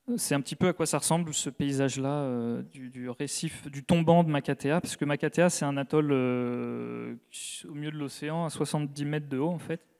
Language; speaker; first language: French; native; French